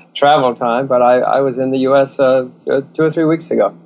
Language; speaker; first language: English; native; English